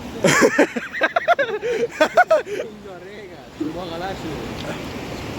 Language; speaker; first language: Persian; native; Persian